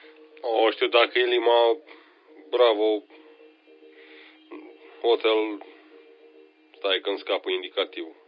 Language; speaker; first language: Romanian; native; Romanian